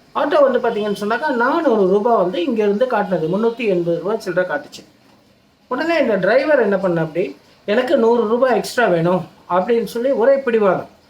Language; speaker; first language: Tamil; native; Tamil